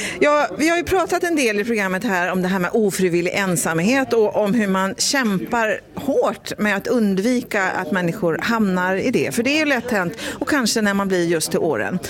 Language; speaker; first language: Swedish; native; Swedish